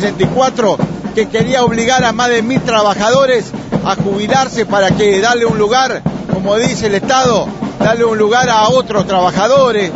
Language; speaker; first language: Spanish; native; Spanish